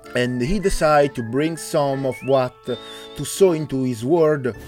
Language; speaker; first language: English; non-native, learner; Italian